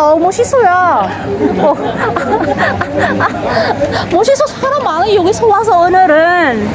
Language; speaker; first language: Korean; non-native, learner; Filipino